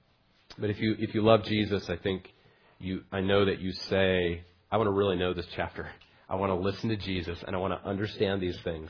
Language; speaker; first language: English; native; English